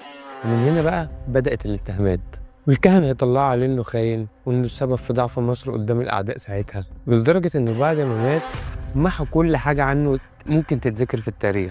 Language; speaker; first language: Arabic; native; Arabic